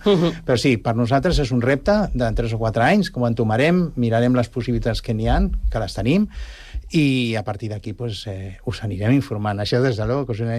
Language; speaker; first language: Catalan; native; Catalan